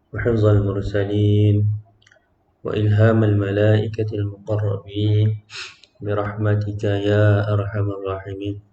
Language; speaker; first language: Arabic; non-native, fluent; Malay